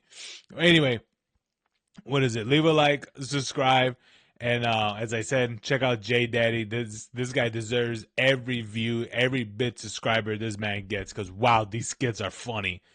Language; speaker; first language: English; native; English